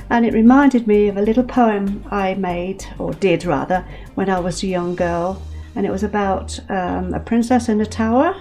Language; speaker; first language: English; native; English